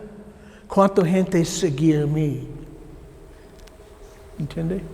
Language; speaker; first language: Spanish; non-native, learner; English